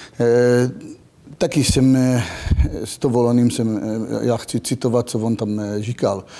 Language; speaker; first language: Czech; non-native, fluent; Hebrew